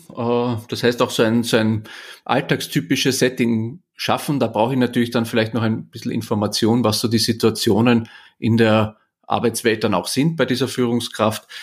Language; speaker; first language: German; native; German